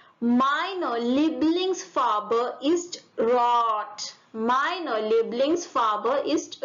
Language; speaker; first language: German; non-native, fluent; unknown